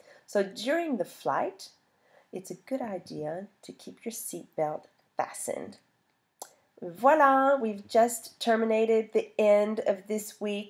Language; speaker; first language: English; native; English